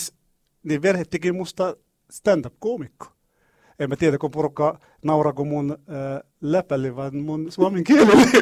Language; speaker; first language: Finnish; non-native, learner; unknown